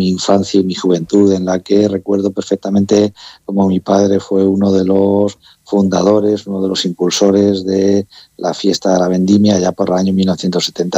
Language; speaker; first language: Spanish; native; Spanish